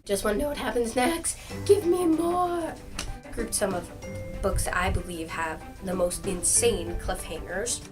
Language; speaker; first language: English; native; English